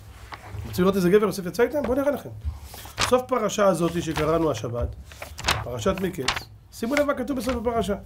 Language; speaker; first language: Hebrew; native; Hebrew